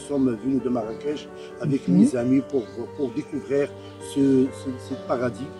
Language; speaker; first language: French; non-native, local second language; Arabic